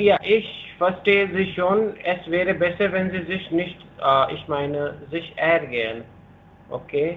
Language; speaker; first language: German; non-native, learner; Hindi